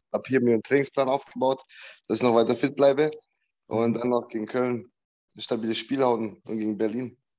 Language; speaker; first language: German; early bilingual, other home language; Bosnian